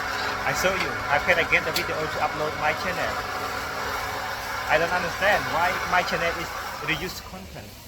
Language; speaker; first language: English; non-native, learner; Khmer